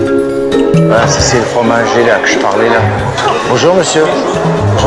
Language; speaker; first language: French; native; French